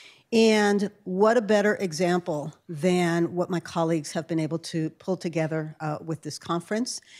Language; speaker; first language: English; early bilingual, other home language; Spanish